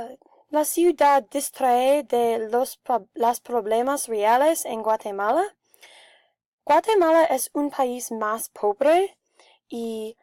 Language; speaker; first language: Spanish; non-native, learner; English